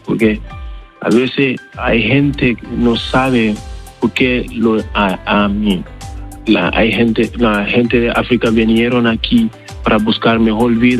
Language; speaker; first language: Spanish; non-native, learner; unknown